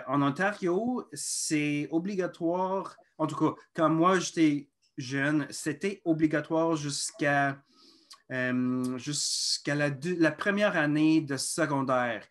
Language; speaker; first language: French; non-native, local second language; English